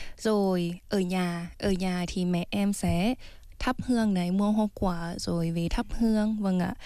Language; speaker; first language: Vietnamese; early bilingual, heritage; Vietnamese